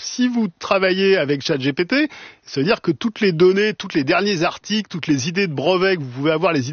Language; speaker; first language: French; native; French